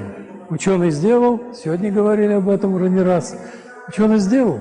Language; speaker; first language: Russian; native; Russian